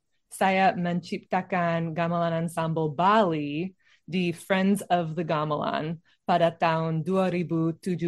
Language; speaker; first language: Indonesian; non-native, learner; English